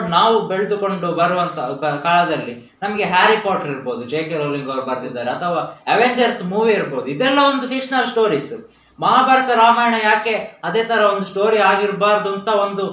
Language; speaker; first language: Kannada; native; Kannada